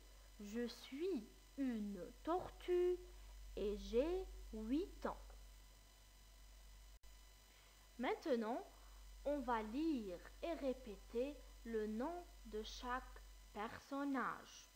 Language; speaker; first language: French; non-native, fluent; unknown